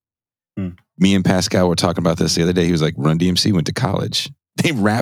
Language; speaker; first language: English; native; English